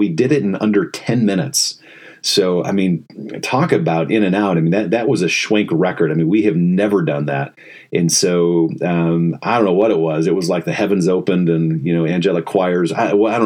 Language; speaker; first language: English; native; English